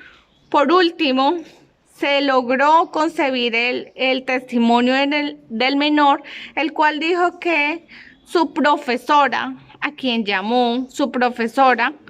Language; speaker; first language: Spanish; native; Spanish